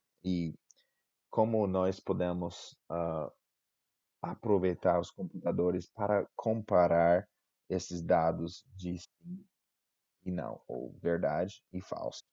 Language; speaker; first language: Portuguese; non-native, fluent; English